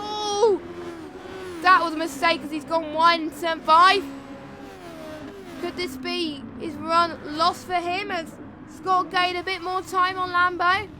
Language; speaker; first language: English; native; English